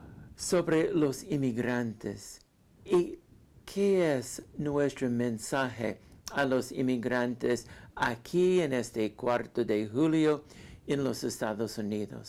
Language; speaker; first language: Spanish; non-native, fluent; English